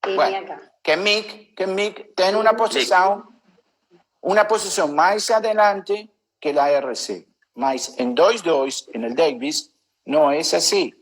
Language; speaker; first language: Portuguese; non-native, learner; Spanish